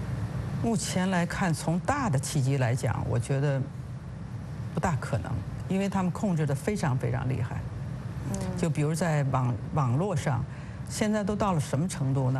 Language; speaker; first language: Chinese; native; Chinese